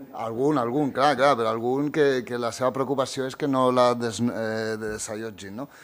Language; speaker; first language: Catalan; early bilingual, other home language; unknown